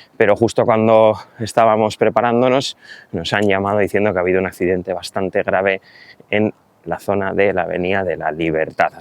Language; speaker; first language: Spanish; native; Spanish